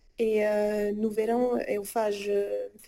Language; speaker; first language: Portuguese; early bilingual, heritage; French